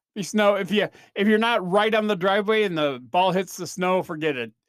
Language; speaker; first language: English; native; English